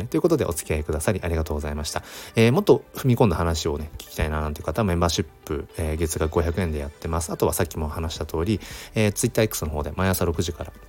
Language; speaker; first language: Japanese; native; Japanese